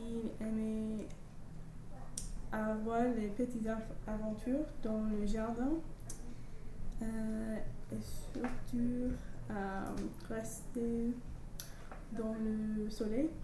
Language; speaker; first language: French; non-native, learner; English